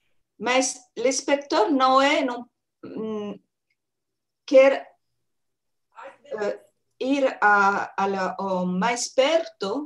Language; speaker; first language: Portuguese; non-native, learner; French